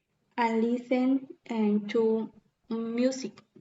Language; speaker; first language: English; non-native, learner; Spanish